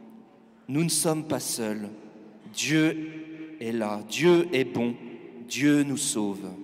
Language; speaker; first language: French; native; French